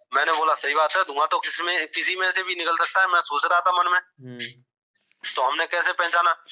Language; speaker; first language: Hindi; native; Hindi